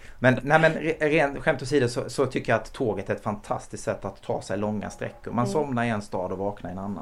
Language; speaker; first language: Swedish; native; Swedish